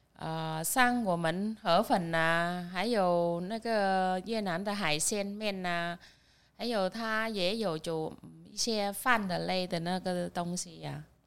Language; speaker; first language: Chinese; non-native, fluent; Vietnamese